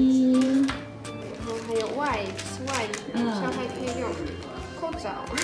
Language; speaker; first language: Chinese; non-native, learner; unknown